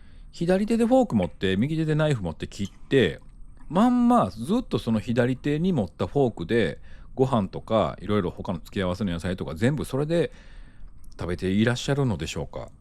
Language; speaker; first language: Japanese; native; Japanese